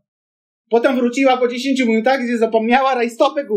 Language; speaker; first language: Polish; non-native, fluent; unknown